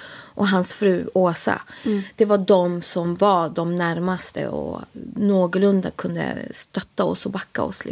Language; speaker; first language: Swedish; native; Swedish